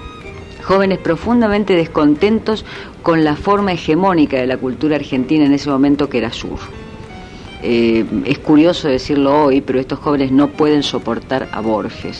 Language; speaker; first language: Spanish; native; Spanish